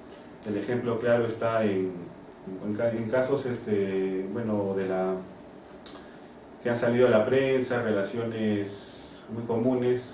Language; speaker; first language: Spanish; native; Spanish